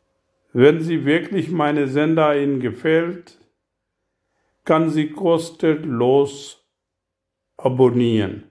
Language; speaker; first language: German; non-native, learner; Urdu